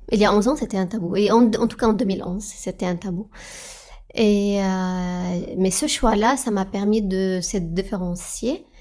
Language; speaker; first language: French; non-native, fluent; Arabic